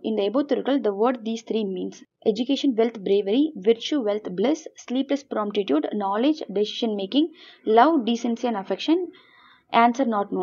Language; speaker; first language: English; non-native, local second language; Tamil